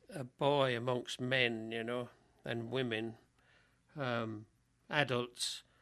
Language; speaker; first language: English; native; English